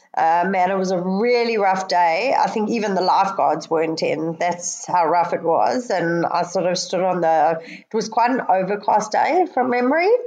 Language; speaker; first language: English; native; English